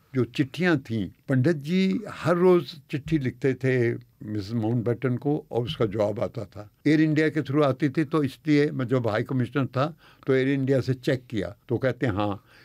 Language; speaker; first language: Hindi; native; Hindi